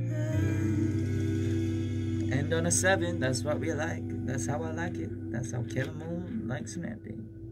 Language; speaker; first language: English; early bilingual, other home language; Korean